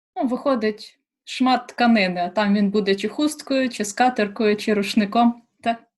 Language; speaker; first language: Ukrainian; native; Ukrainian